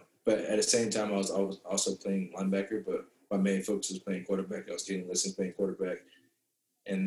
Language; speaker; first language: English; native; English